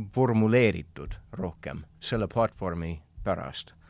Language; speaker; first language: Estonian; non-native, fluent; English